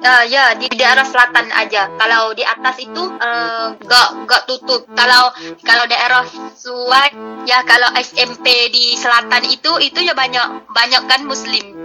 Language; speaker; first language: Indonesian; non-native, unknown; Thai